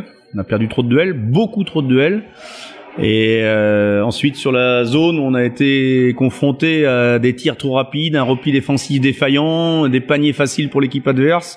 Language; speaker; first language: French; native; French